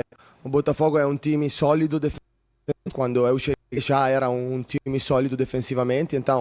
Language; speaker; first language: Portuguese; non-native, fluent; Italian